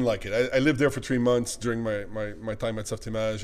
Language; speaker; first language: English; non-native, fluent; French